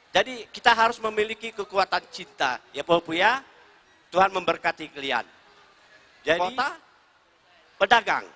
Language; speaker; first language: Indonesian; non-native, local second language; Batak Toba